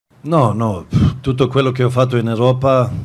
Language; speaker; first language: Italian; non-native, fluent; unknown